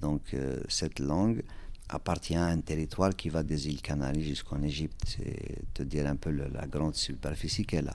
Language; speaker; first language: French; non-native, local second language; Kabyle